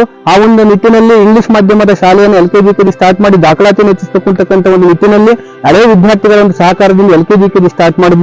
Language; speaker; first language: Kannada; native; Kannada